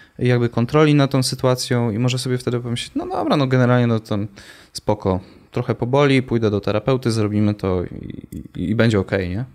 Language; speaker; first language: Polish; native; Polish